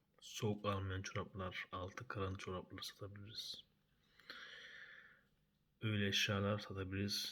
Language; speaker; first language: Turkish; early bilingual, heritage; Turkish